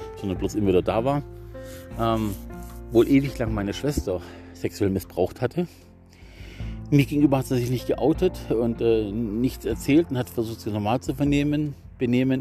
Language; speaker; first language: German; native; German